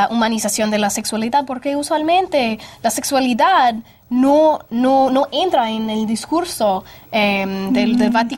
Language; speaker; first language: Spanish; non-native, fluent; English